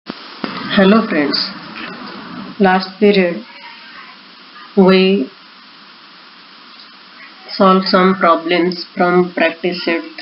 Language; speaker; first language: English; non-native, local second language; Marathi